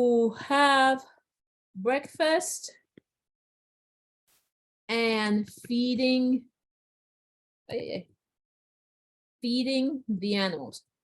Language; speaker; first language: English; non-native, learner; Spanish